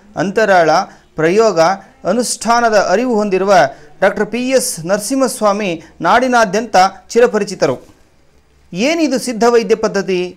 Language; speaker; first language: Kannada; native; Kannada